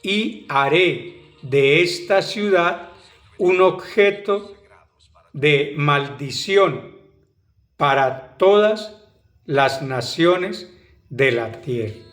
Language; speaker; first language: Spanish; native; Spanish